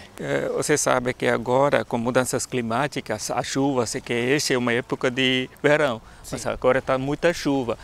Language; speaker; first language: Portuguese; non-native, fluent; Malayalam